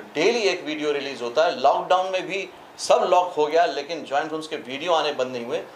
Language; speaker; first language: Hindi; native; Hindi